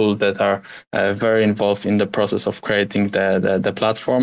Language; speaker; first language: English; non-native, fluent; Polish